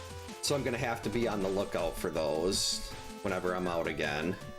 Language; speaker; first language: English; native; English